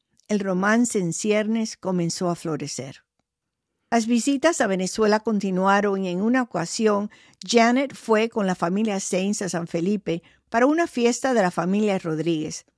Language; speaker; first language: Spanish; early bilingual, heritage; Spanish